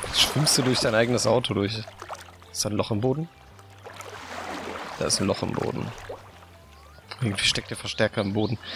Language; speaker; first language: German; native; German